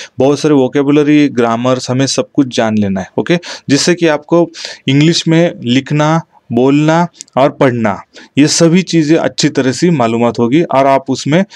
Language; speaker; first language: Hindi; non-native, local second language; Marathi